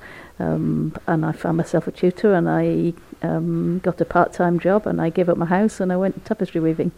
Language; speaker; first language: English; native; English